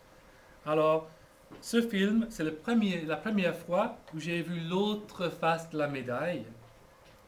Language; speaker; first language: French; non-native, fluent; English